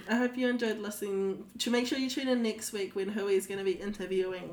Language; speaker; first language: English; native; English